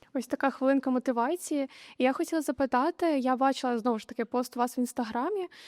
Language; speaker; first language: Ukrainian; native; Ukrainian